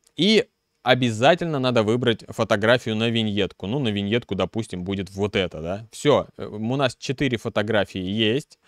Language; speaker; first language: Russian; native; Russian